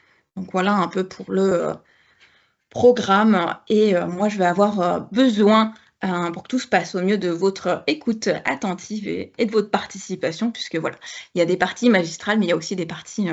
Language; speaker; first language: French; native; French